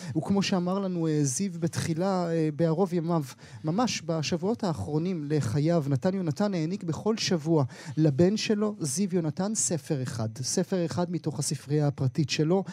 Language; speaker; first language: Hebrew; native; Hebrew